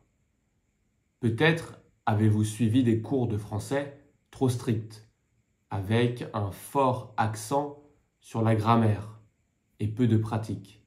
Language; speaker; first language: French; native; French